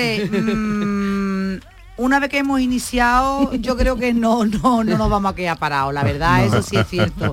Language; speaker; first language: Spanish; native; Spanish